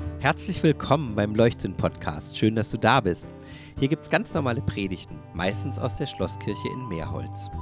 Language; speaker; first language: German; native; German